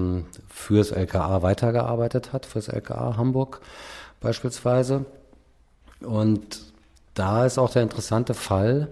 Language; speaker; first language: German; native; German